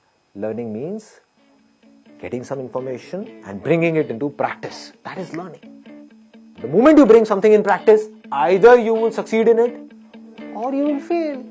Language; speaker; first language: English; non-native, local second language; Hindi